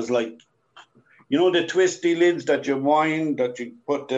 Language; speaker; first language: English; native; English